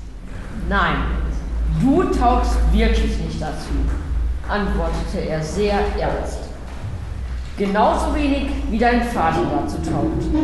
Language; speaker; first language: German; native; German